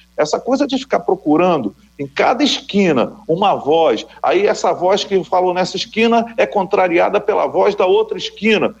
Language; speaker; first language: Portuguese; native; Portuguese